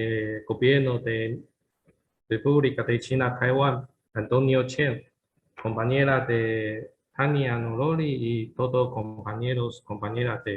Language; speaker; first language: Spanish; non-native, learner; Chinese